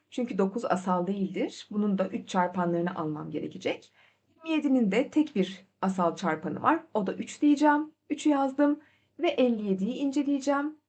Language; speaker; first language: Turkish; native; Turkish